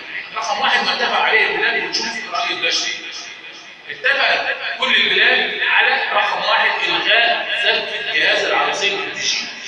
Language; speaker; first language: Arabic; native; Arabic